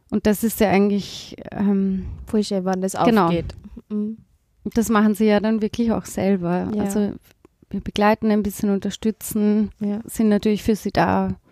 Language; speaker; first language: German; native; German